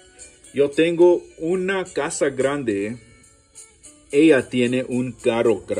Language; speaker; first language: Spanish; non-native, learner; English